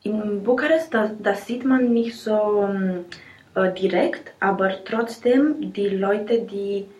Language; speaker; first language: German; non-native, learner; Romanian